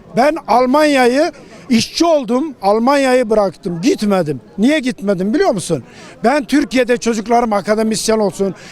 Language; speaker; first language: Turkish; native; Turkish